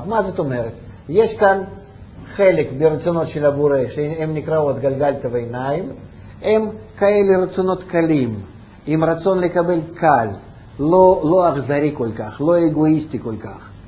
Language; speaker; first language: Hebrew; non-native, fluent; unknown